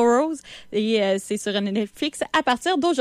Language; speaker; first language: French; native; French